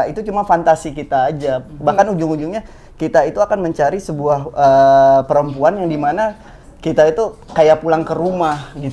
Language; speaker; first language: Indonesian; native; Indonesian